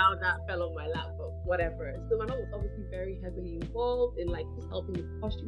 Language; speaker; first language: English; native; English